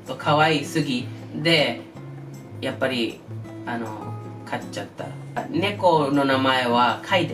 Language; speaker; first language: Japanese; non-native, learner; English